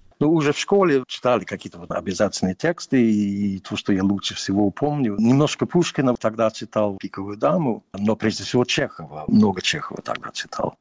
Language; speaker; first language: Russian; non-native, fluent; English